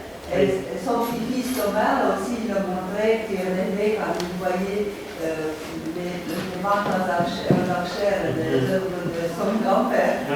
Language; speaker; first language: French; non-native, fluent; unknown